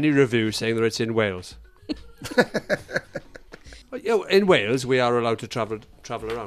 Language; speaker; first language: English; native; English